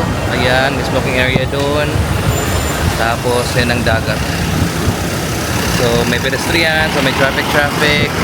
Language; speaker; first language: Filipino; non-native, local second language; Waray